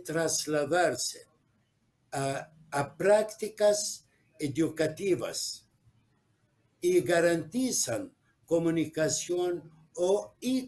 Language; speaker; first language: Spanish; non-native, fluent; Arabic